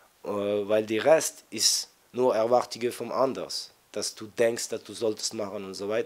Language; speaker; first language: German; non-native, fluent; French